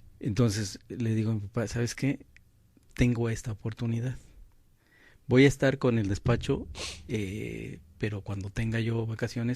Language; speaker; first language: Spanish; native; Spanish